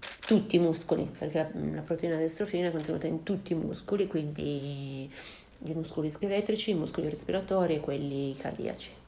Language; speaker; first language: Italian; native; Italian